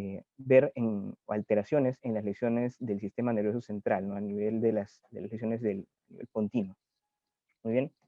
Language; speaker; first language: Spanish; native; Spanish